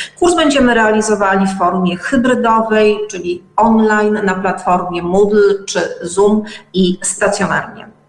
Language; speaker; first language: Polish; native; Polish